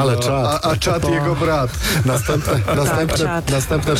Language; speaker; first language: Polish; native; Polish